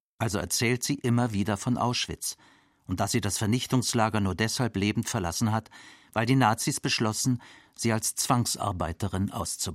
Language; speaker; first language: German; native; German